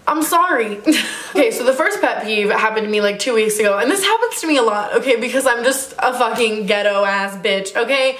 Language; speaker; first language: English; native; English